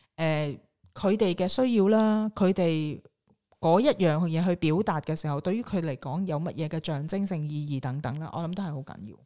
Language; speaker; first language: Cantonese; native; Cantonese